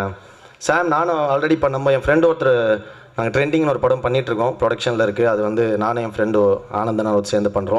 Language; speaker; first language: Tamil; native; Tamil